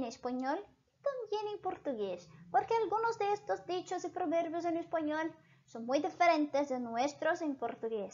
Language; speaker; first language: Spanish; non-native, fluent; Portuguese